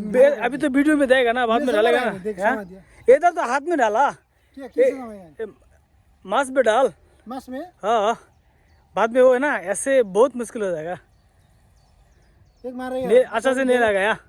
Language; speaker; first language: Hindi; non-native, learner; Bangla